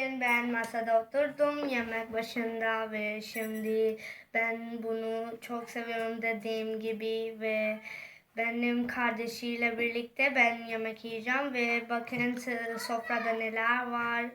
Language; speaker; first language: Turkish; non-native, learner; Hindi